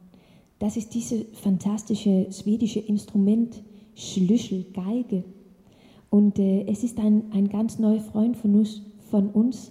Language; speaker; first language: German; non-native, learner; Danish